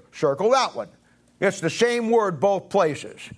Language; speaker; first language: English; native; English